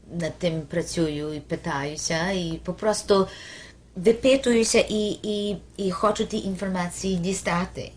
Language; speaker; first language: Ukrainian; early bilingual, heritage; Ukrainian